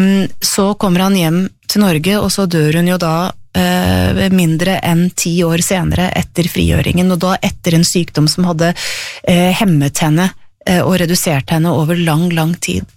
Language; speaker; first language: Norwegian; native; Norwegian